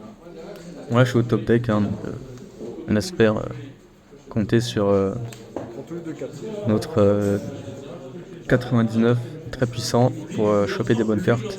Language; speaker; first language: French; native; French